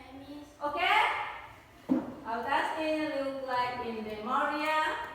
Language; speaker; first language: English; non-native, learner; Indonesian